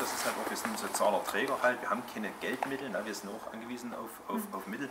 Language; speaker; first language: German; native; German